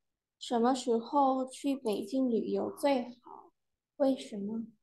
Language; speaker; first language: Chinese; non-native, learner; Vietnamese